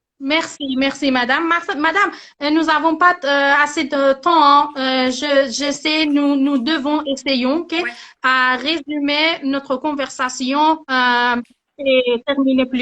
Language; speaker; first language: French; non-native, learner; Persian